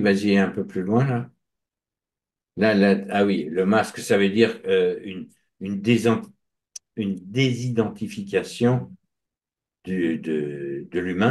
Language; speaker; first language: French; native; French